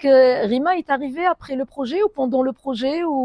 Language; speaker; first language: French; non-native, local second language; Arabic